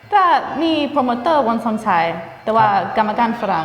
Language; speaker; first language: Thai; non-native, fluent; English